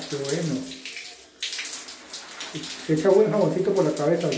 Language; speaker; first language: Spanish; native; Spanish